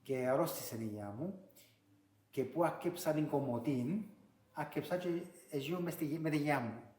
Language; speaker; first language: Greek; early bilingual, heritage; Greek